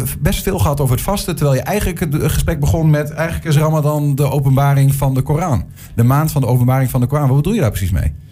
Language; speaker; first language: Dutch; native; Dutch